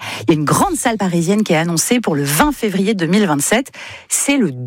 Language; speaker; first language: French; native; French